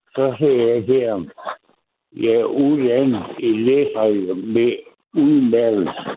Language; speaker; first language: Danish; native; Danish